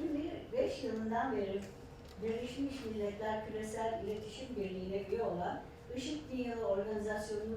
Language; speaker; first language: Turkish; native; Turkish